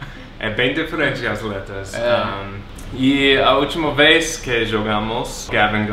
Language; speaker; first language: Portuguese; non-native, fluent; English